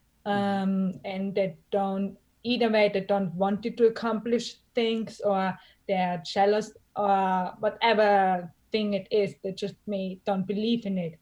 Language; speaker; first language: English; non-native, fluent; German